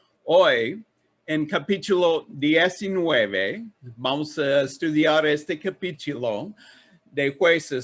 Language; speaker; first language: Spanish; non-native, learner; English